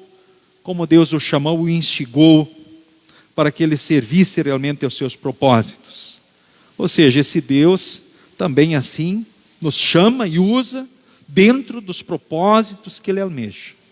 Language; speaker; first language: Portuguese; native; Portuguese